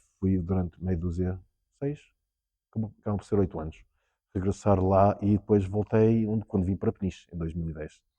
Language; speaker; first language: Portuguese; early bilingual, heritage; Portuguese